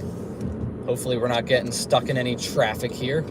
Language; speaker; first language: English; native; English